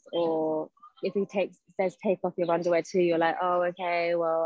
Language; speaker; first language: English; native; English